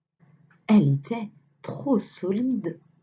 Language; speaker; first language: French; native; French